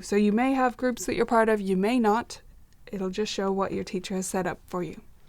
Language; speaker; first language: English; native; English